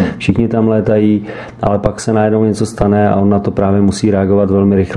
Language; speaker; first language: Czech; native; Czech